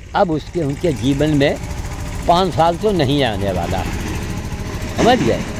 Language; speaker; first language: Hindi; native; Hindi